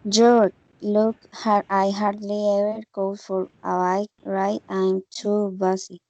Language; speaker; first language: English; non-native, learner; Spanish